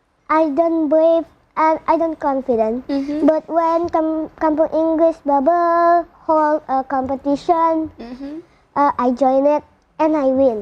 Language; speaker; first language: English; non-native, learner; Indonesian